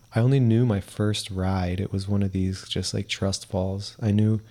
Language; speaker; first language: English; early bilingual, other home language; Spanish